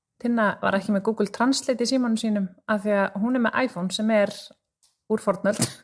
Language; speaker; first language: Icelandic; native; Icelandic